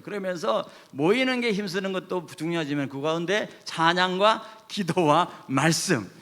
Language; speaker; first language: Korean; native; Korean